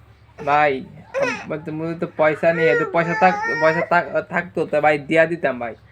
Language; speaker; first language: Hindi; non-native, learner; Bangla